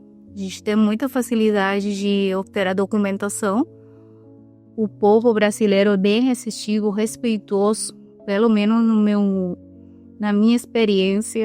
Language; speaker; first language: Portuguese; non-native, fluent; Spanish